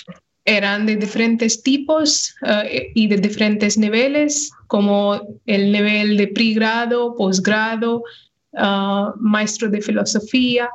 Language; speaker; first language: Spanish; non-native, fluent; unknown